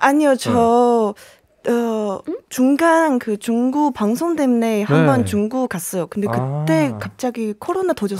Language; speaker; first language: Korean; non-native, learner; Chinese